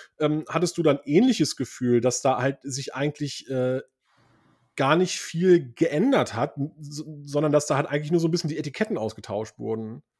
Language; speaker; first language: German; early bilingual, other home language; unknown